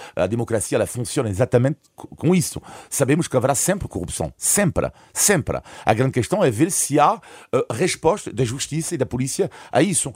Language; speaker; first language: Portuguese; non-native, fluent; French